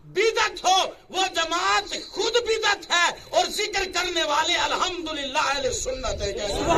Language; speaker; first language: Hindi; native; Hindi